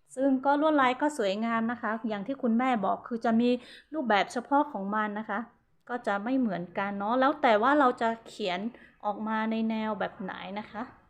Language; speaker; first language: Thai; non-native, local second language; Hmong